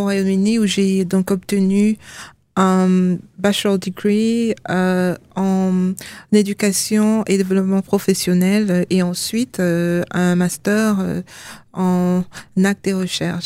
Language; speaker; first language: French; early bilingual, other home language; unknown